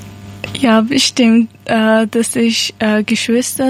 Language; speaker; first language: German; non-native, learner; Persian